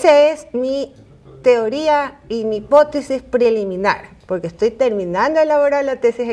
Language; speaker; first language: Spanish; native; Spanish